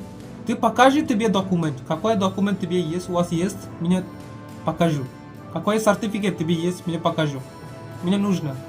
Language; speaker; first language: Russian; non-native, learner; Malayalam